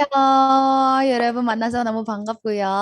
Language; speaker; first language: Korean; non-native, fluent; Indonesian